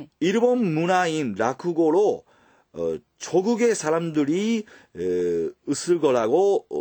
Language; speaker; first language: Korean; non-native, fluent; Japanese